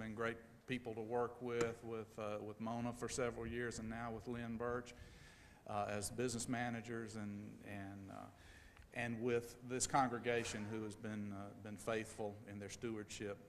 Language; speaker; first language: English; native; English